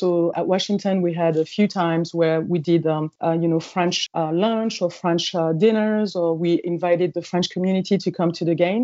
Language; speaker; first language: English; non-native, fluent; French